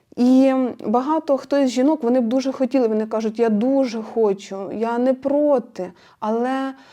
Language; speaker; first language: Ukrainian; non-native, local second language; Russian